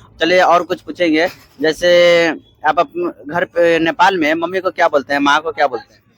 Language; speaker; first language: Hindi; native; Hindi